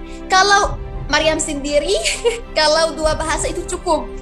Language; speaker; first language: Indonesian; non-native, fluent; Arabic